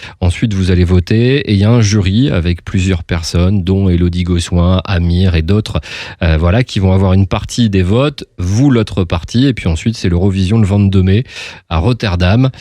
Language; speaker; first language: French; native; French